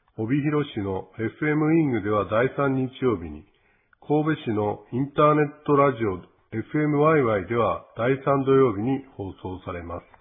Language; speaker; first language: Japanese; native; Japanese